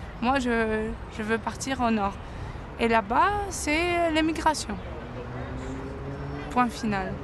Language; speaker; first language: French; non-native, fluent; Greek